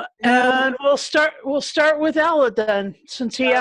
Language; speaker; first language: English; native; English